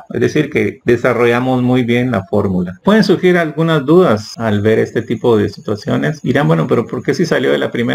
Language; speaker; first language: Spanish; native; Spanish